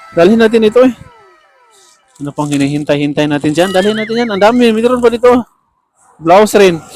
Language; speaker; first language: Filipino; non-native, local second language; Cebuano